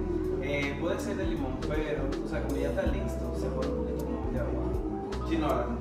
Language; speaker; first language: Spanish; native; Spanish